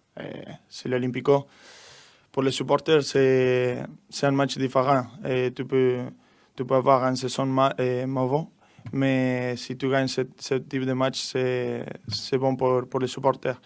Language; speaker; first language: French; non-native, learner; Spanish